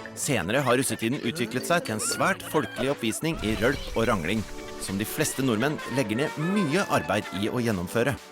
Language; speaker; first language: Norwegian; native; Norwegian